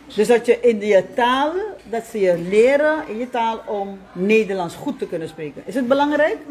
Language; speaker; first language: Dutch; native; Dutch